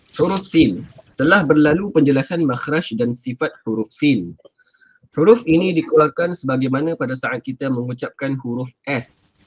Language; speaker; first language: Malay; native; Malay